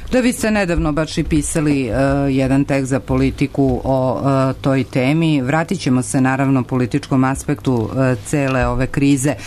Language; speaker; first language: Serbian; native; Serbian